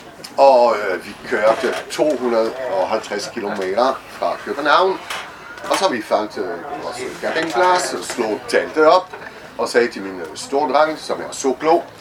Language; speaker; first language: Danish; non-native, fluent; French